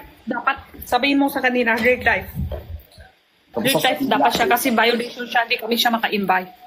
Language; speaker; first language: Filipino; non-native, learner; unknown